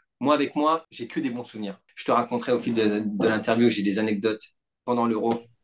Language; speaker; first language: French; native; French